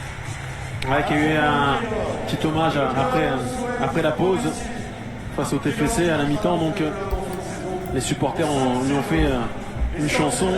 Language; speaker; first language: French; native; French